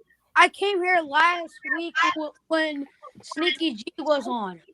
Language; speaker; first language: English; native; English